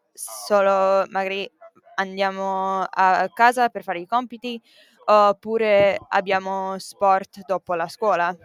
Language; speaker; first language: Italian; non-native, fluent; English